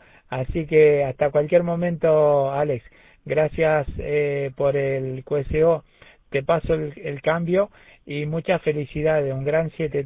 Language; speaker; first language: Spanish; native; Spanish